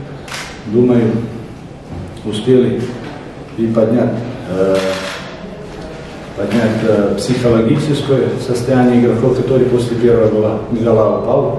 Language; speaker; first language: Russian; non-native, fluent; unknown